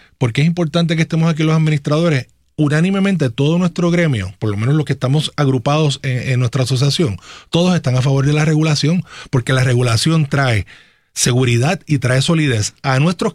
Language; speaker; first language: Spanish; native; Spanish